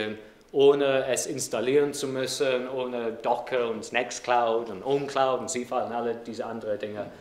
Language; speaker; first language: German; non-native, fluent; English